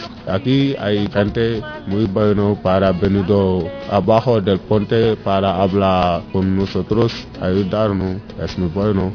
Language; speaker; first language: Spanish; non-native, learner; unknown